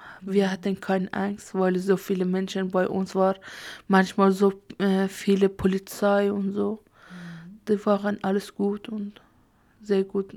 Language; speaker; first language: German; non-native, learner; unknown